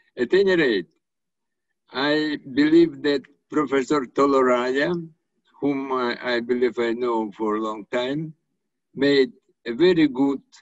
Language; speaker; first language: English; non-native, fluent; Russian